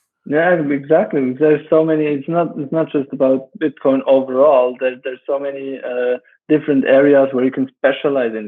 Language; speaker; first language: English; non-native, fluent; German